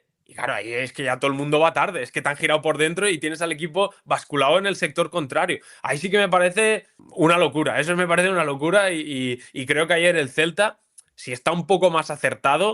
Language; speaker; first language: Spanish; native; Spanish